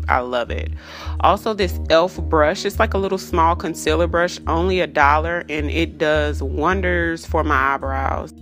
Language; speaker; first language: English; native; English